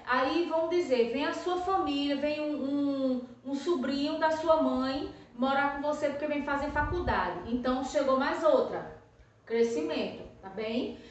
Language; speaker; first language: Portuguese; native; Portuguese